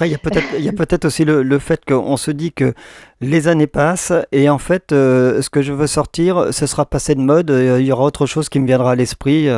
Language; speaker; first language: French; native; French